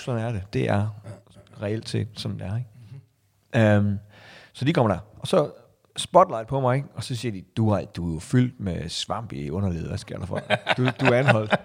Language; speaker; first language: Danish; native; Danish